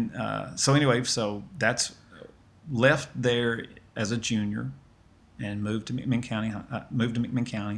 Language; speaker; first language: English; native; English